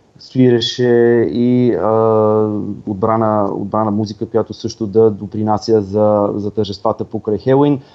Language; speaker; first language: Bulgarian; native; Bulgarian